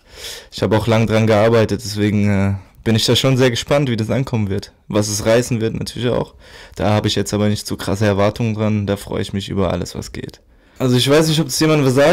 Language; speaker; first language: German; native; German